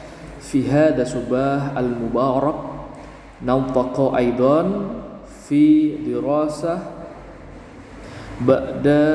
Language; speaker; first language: Arabic; non-native, fluent; Indonesian